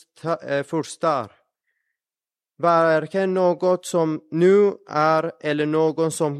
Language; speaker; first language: Swedish; non-native, fluent; Persian